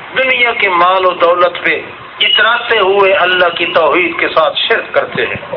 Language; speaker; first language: Urdu; non-native, local second language; Saraiki